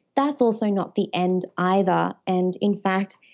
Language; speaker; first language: English; native; English